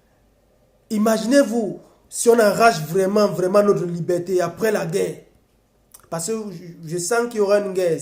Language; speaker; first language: French; non-native, local second language; Basaa